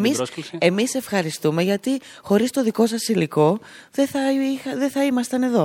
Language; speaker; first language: Greek; native; Greek